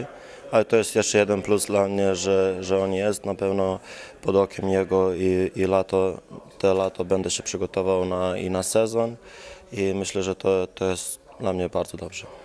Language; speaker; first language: Polish; non-native, fluent; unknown